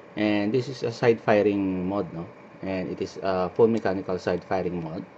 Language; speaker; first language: English; non-native, local second language; Filipino